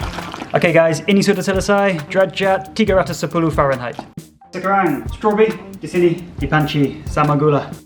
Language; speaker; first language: Indonesian; non-native, learner; English